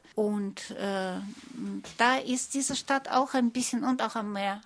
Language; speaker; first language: German; non-native, fluent; Russian